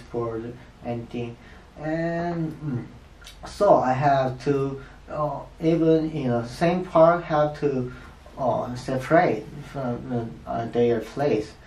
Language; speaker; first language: English; non-native, learner; Korean